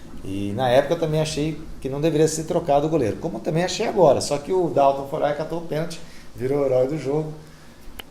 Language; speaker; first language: Portuguese; native; Portuguese